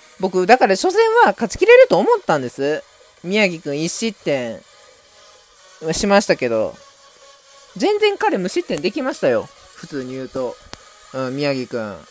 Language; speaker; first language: Japanese; native; Japanese